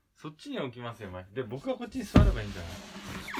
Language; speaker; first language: Japanese; native; Japanese